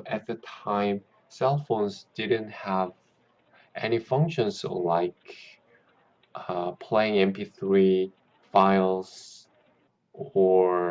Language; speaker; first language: English; non-native, learner; Korean